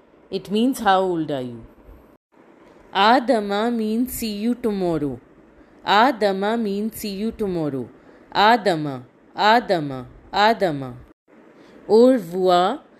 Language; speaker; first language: English; non-native, local second language; Hindi